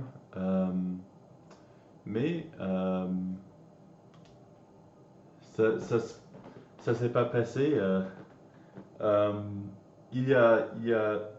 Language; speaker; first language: French; non-native, learner; English